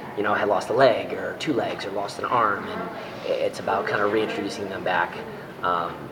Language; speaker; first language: English; native; English